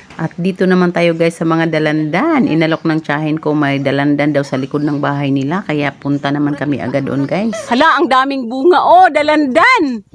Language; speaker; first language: Filipino; non-native, local second language; Cebuano